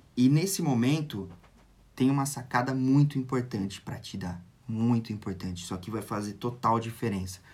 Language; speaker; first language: Portuguese; native; Portuguese